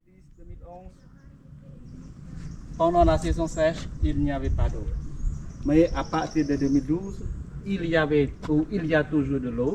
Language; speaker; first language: French; non-native, fluent; Khmer